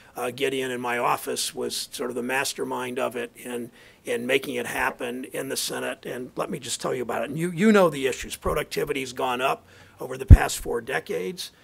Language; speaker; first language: English; native; English